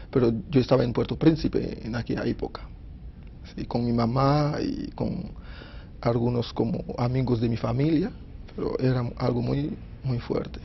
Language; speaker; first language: Spanish; non-native, fluent; Haitian Creole